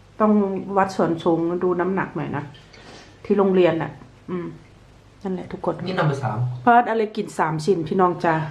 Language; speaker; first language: Thai; native; Thai